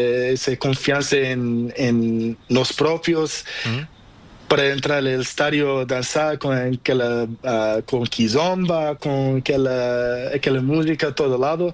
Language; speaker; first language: Spanish; non-native, learner; Portuguese